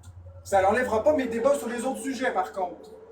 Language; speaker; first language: French; native; French